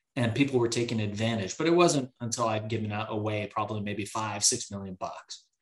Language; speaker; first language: English; early bilingual, other home language; Persian